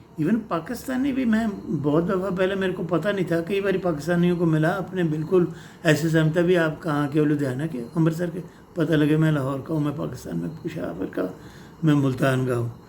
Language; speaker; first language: Hindi; non-native, local second language; Punjabi